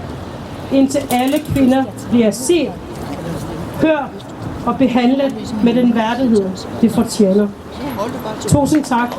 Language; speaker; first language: Danish; non-native, local second language; Kalaallisut